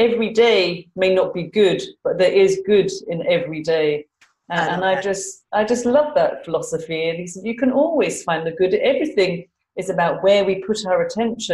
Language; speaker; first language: English; native; English